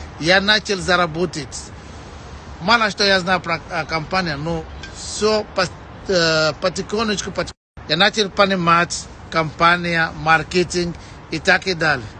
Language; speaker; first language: Russian; non-native, fluent; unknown